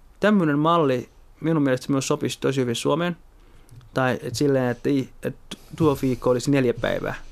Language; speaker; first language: Finnish; early bilingual, other home language; Somali